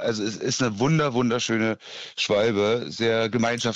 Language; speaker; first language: German; native; German